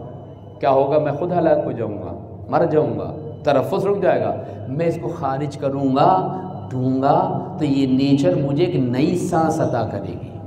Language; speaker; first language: Urdu; native; Urdu